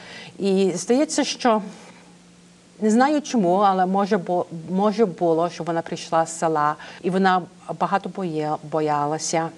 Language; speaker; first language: Ukrainian; early bilingual, heritage; Ukrainian